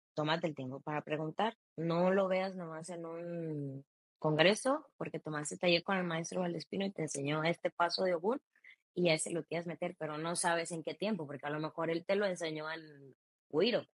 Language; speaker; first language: Spanish; native; Spanish